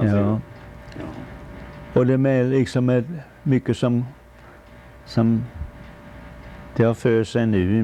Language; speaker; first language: Swedish; early bilingual, heritage; Swedish